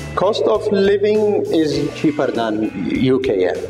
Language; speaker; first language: English; non-native, fluent; Arabic